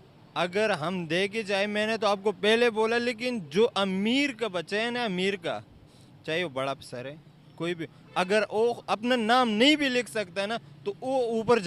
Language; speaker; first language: Hindi; non-native, local second language; Pashto